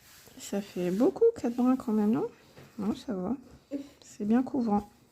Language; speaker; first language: French; native; French